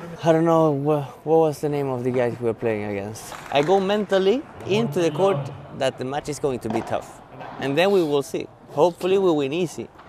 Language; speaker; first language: English; non-native, fluent; Swedish